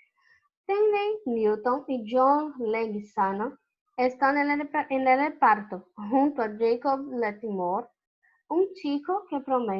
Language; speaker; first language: Spanish; non-native, fluent; Portuguese